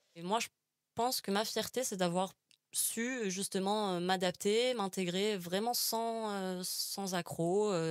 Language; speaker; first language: French; non-native, local second language; Arabic